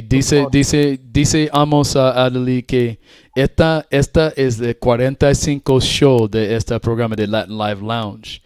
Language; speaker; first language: Spanish; non-native, learner; English